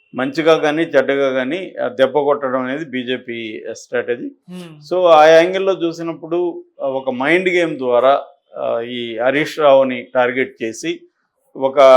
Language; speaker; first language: Telugu; native; Telugu